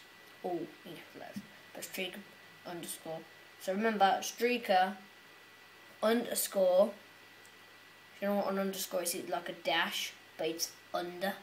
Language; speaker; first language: English; native; English